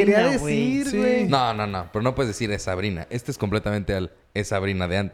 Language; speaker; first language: Spanish; native; Spanish